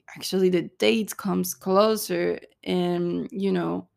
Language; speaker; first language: English; non-native, fluent; French